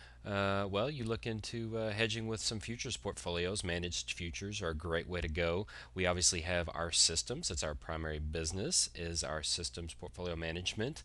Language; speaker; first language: English; native; English